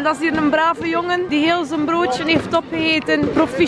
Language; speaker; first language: Dutch; native; Dutch